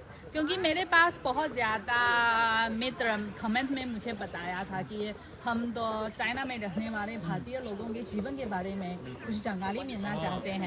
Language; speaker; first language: Hindi; non-native, fluent; Chinese